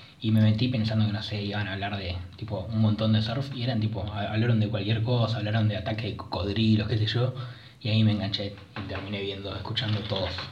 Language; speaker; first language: Spanish; native; Spanish